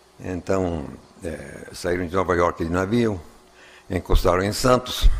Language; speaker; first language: Portuguese; non-native, fluent; English